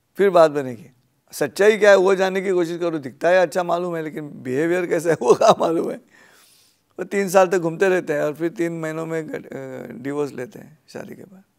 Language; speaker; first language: Hindi; non-native, local second language; Marathi